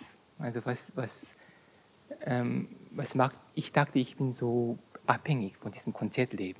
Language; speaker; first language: German; non-native, fluent; Korean